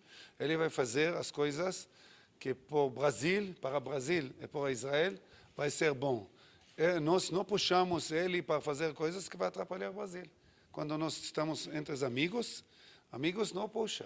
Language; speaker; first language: Portuguese; non-native, fluent; Hebrew